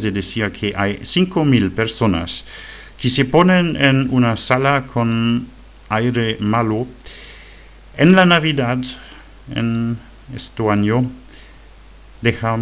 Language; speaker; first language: Spanish; non-native, fluent; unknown